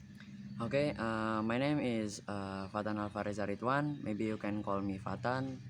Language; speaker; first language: English; non-native, learner; Indonesian